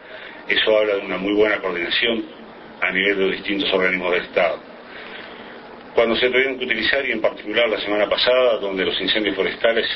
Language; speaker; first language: Spanish; native; Spanish